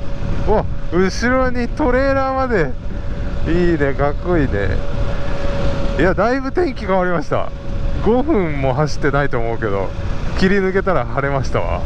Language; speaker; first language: Japanese; native; Japanese